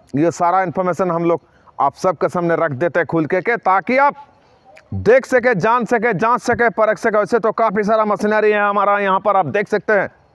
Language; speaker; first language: Hindi; non-native, local second language; Bangla